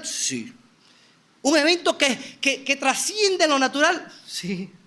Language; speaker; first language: Spanish; native; Spanish